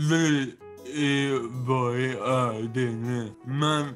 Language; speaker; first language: Spanish; non-native, learner; English